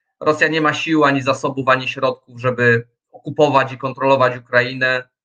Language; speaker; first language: Polish; native; Polish